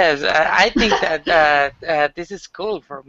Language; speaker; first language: English; non-native, learner; Spanish